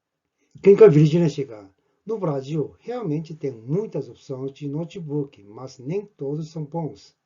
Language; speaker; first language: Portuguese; non-native, fluent; Korean